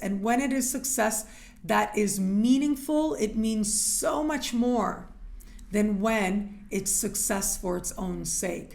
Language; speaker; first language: English; native; English